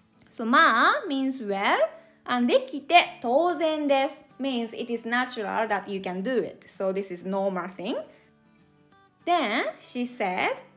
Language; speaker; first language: English; non-native, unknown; Japanese